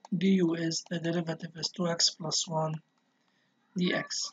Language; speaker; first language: English; non-native, local second language; Arabic